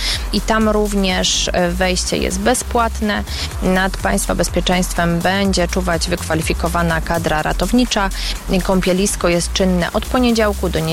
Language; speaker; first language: Polish; native; Polish